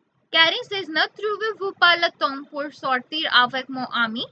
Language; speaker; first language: French; non-native, learner; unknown